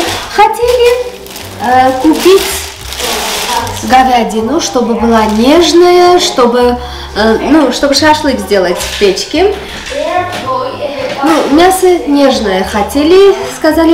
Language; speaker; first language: Russian; non-native, fluent; Armenian